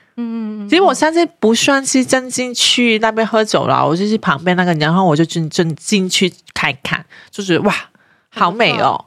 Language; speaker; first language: Chinese; non-native, local second language; Cantonese